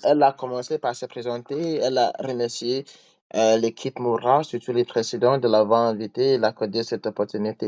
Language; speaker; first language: French; non-native, learner; English